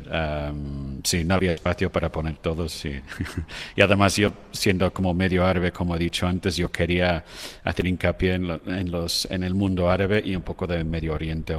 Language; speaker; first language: Spanish; non-native, fluent; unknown